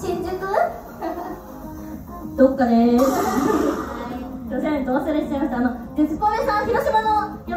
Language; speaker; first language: Japanese; native; Japanese